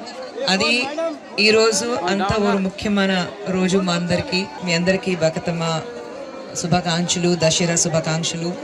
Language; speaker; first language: Telugu; non-native, fluent; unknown